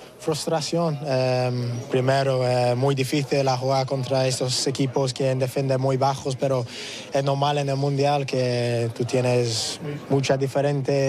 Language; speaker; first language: Spanish; non-native, learner; English